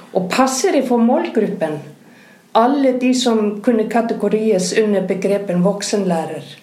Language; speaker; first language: Norwegian; non-native, fluent; Icelandic